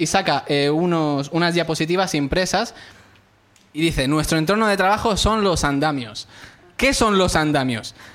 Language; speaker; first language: Spanish; early bilingual, other home language; Arabic